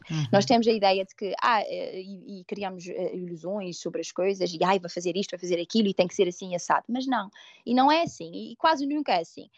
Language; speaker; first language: Portuguese; native; Portuguese